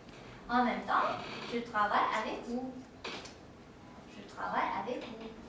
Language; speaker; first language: French; non-native, fluent; Uzbek